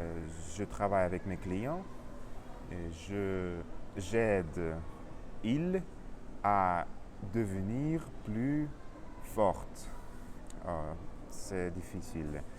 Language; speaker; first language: French; non-native, learner; Russian